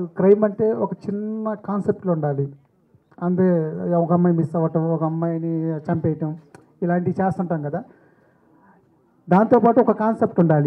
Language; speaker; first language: Telugu; native; Telugu